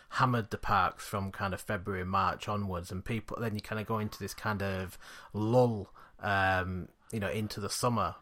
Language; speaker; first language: English; native; English